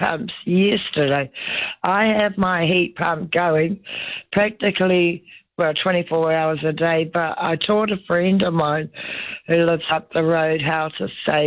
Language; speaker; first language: English; native; English